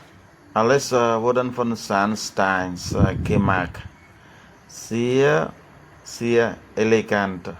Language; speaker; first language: German; non-native, fluent; Khmer